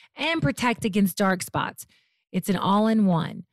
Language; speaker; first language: English; native; English